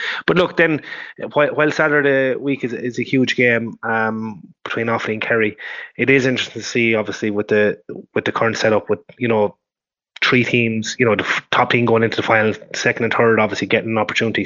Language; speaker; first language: English; native; English